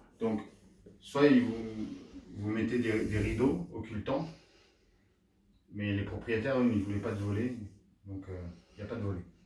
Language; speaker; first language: French; native; French